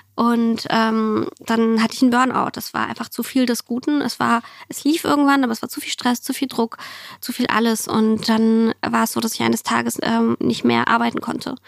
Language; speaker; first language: German; early bilingual, other home language; Russian